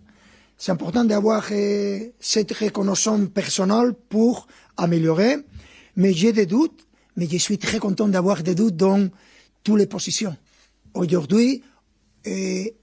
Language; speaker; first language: French; non-native, fluent; Spanish